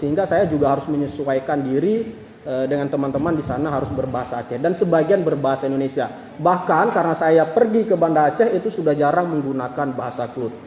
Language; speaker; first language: Indonesian; non-native, local second language; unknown